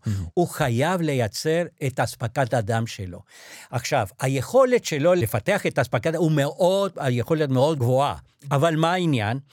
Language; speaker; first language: Hebrew; non-native, fluent; Spanish